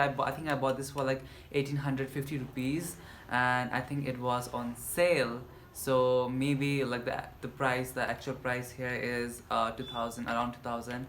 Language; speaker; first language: English; non-native, local second language; Nepali